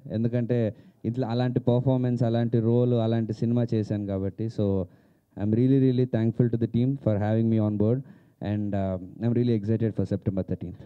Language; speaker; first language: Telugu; native; Telugu